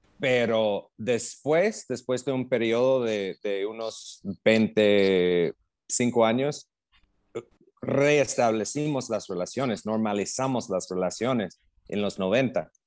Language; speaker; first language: Spanish; non-native, fluent; English